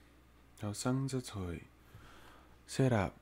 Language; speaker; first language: Vietnamese; non-native, learner; English